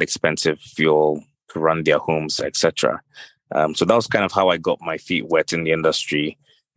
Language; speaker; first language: English; non-native, local second language; Akan